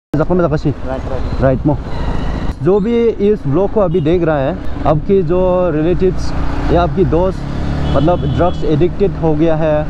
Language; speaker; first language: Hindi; non-native, local second language; Garo